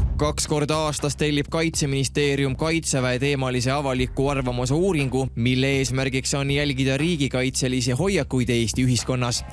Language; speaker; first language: Estonian; native; Estonian